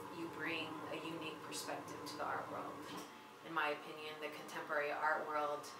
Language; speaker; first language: English; native; English